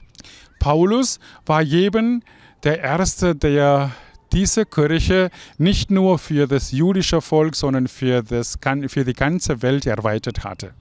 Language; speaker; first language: German; non-native, fluent; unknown